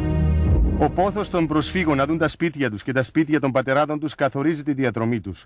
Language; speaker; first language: Greek; native; Greek